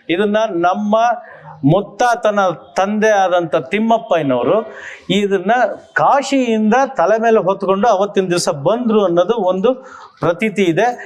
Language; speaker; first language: Kannada; native; Kannada